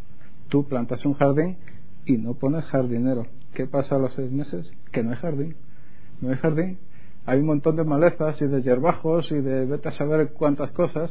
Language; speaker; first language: Spanish; native; Spanish